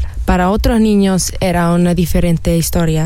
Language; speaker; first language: Spanish; early bilingual, heritage; Spanish